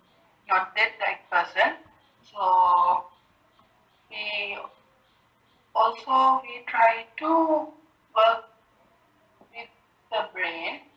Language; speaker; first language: English; non-native, learner; Sinhala